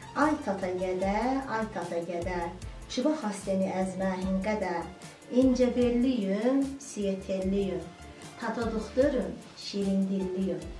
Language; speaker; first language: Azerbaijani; non-native, local second language; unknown